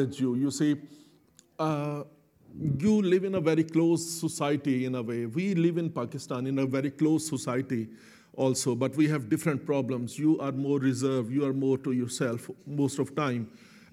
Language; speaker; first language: English; non-native, local second language; Urdu